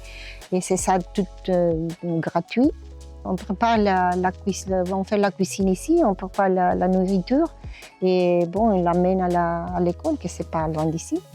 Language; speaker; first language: French; non-native, learner; Spanish